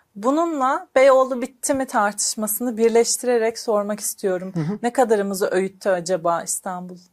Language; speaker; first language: Turkish; native; Turkish